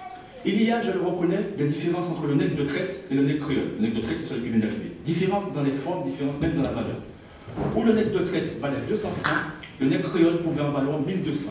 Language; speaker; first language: French; native; French